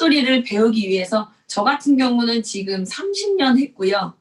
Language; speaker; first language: Korean; native; Korean